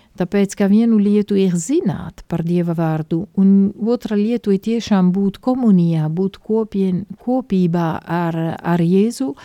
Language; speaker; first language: Latvian; non-native, fluent; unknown